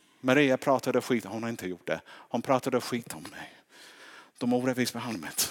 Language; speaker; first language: Swedish; non-native, fluent; English